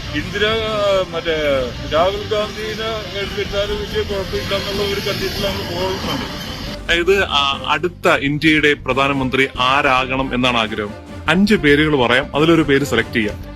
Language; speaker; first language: Malayalam; native; Malayalam